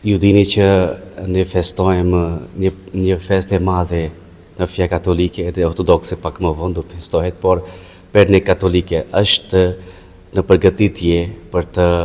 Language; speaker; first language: Albanian; non-native, fluent; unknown